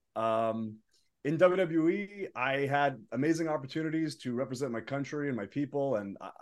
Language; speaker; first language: English; early bilingual, other home language; Arabic